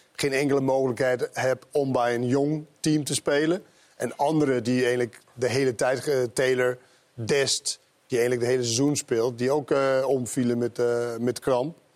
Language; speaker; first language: Dutch; native; Dutch